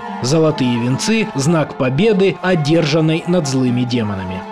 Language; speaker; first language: Russian; native; Russian